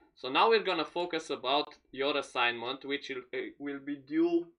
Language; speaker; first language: English; non-native, fluent; Romanian